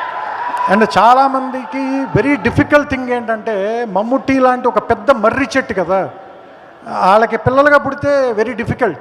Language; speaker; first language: Telugu; native; Telugu